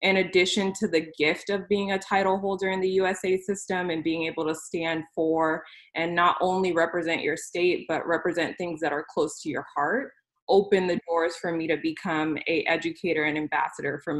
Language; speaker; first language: English; native; English